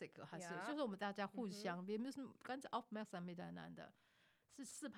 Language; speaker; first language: German; non-native, fluent; Chinese